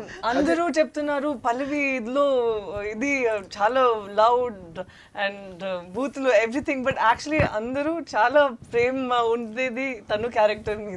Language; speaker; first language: Telugu; non-native, learner; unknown